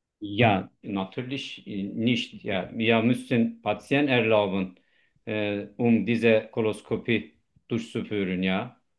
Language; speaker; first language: German; non-native, learner; Turkish